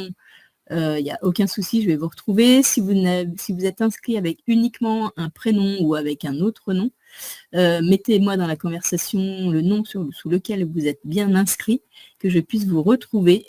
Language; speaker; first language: French; native; French